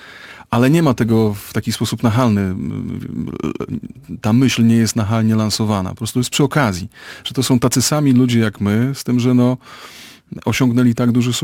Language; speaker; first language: Polish; native; Polish